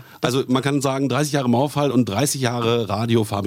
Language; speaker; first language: German; native; German